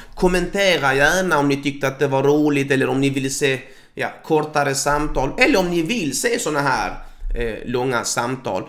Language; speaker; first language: Swedish; native; Swedish